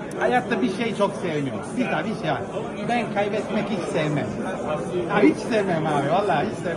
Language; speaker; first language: Turkish; non-native, fluent; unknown